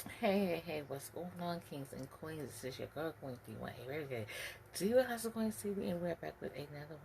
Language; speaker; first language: English; native; English